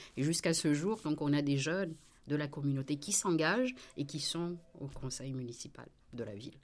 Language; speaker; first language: French; native; French